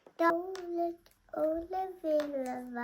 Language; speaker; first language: Dutch; early bilingual, other home language; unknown